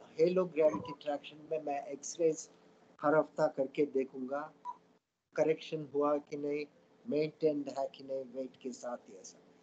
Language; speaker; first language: Hindi; non-native, local second language; Tamil